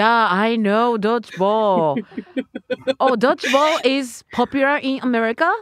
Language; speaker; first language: English; non-native, learner; Japanese